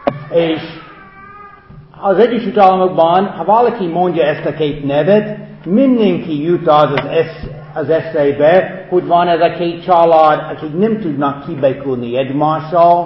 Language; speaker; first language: Hungarian; non-native, fluent; English